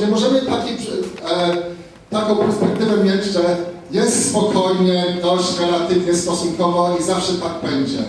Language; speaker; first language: Polish; non-native, fluent; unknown